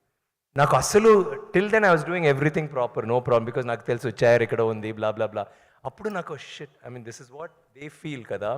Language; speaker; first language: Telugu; non-native, local second language; Tamil